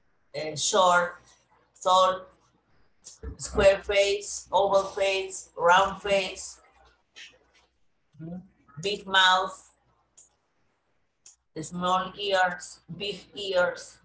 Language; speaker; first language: English; non-native, learner; Spanish